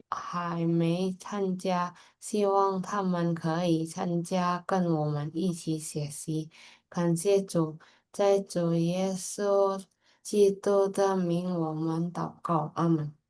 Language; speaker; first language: Chinese; non-native, learner; Indonesian